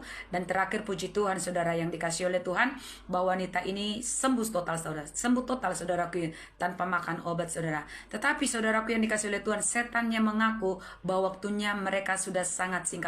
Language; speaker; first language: Malay; native; Malay